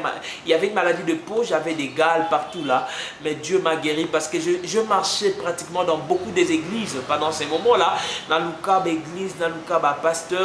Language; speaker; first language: French; non-native, local second language; Lingala